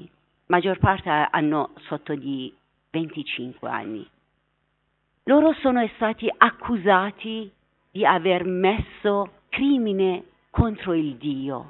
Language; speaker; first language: Italian; non-native, fluent; Persian